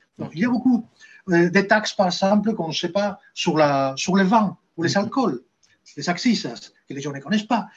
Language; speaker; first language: French; non-native, fluent; Spanish